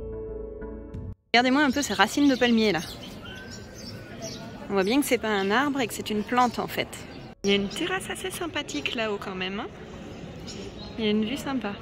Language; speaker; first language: French; native; French